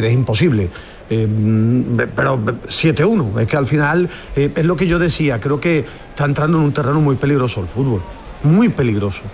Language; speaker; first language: Spanish; native; Spanish